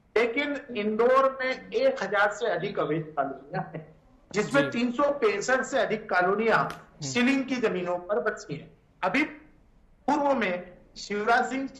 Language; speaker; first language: Hindi; native; Hindi